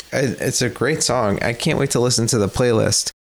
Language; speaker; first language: English; native; English